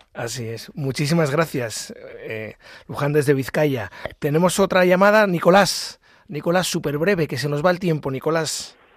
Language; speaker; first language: Spanish; native; Spanish